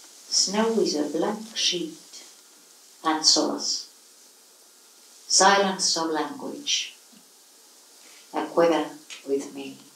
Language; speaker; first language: English; non-native, fluent; Estonian